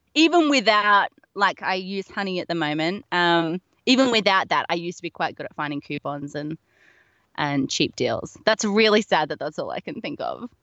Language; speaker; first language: English; native; English